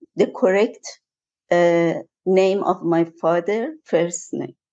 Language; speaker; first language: English; non-native, fluent; Persian